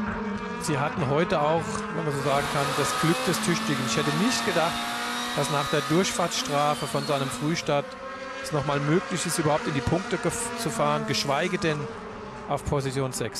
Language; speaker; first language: German; native; German